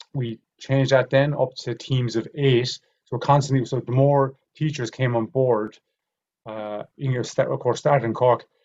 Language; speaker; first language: English; native; English